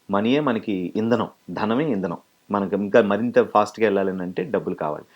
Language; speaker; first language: Telugu; native; Telugu